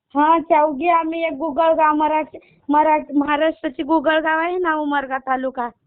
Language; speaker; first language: Marathi; native; Marathi